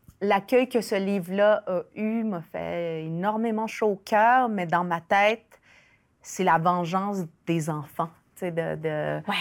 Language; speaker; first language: French; early bilingual, other home language; Spanish